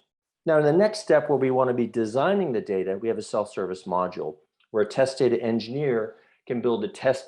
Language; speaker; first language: English; native; English